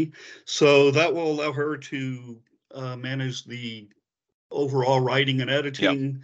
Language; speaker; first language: English; native; English